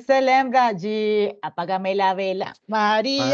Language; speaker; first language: Portuguese; non-native, learner; Spanish